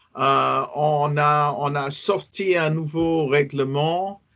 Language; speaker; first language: French; non-native, fluent; English